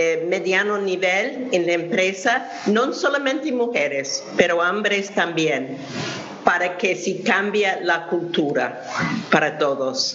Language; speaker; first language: Spanish; non-native, fluent; English